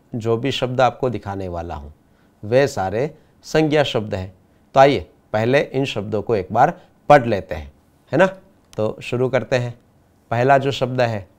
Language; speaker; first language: Hindi; non-native, local second language; Gujarati